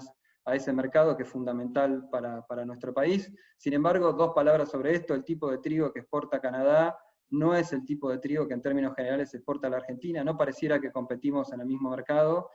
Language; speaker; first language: Spanish; native; Spanish